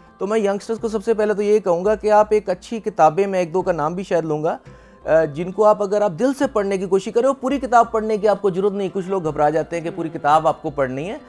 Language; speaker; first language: Hindi; non-native, local second language; Punjabi